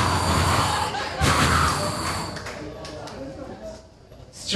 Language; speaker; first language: English; non-native, fluent; Korean